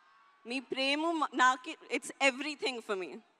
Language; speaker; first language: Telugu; non-native, learner; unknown